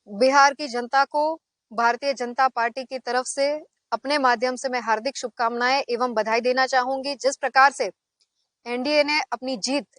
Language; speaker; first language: Hindi; non-native, local second language; Gujarati